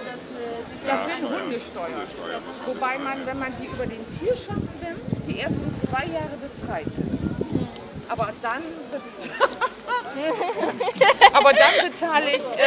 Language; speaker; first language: German; native; German